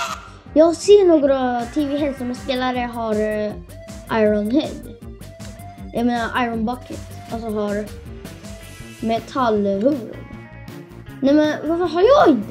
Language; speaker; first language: Swedish; non-native, learner; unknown